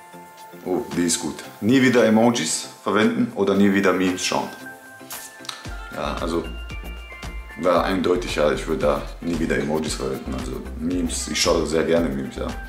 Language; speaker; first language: German; early bilingual, other home language; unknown